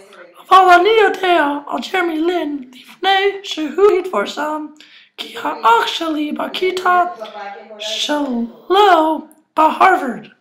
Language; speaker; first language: Hebrew; non-native, learner; English